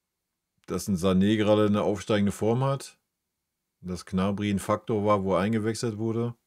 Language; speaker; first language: German; native; German